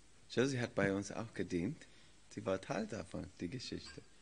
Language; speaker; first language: German; non-native, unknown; English